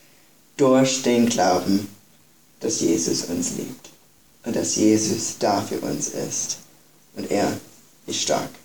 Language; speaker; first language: German; non-native, fluent; English